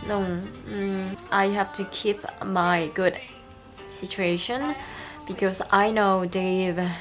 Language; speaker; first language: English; non-native, learner; Korean